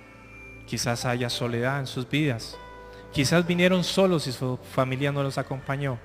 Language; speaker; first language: Spanish; native; Spanish